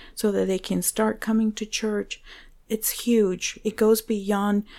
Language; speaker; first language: English; non-native, fluent; Spanish